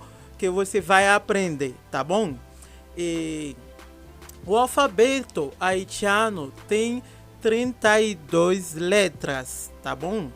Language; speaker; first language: Portuguese; non-native, fluent; Haitian Creole